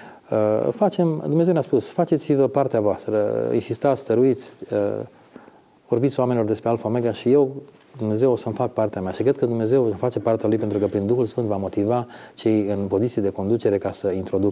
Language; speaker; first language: Romanian; native; Romanian